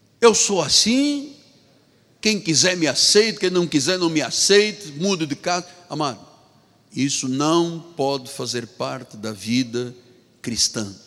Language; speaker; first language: Portuguese; native; Portuguese